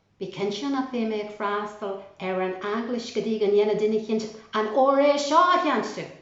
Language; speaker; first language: Irish; native; Irish